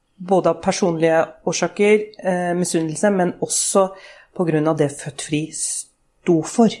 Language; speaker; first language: Norwegian; early bilingual, other home language; Urdu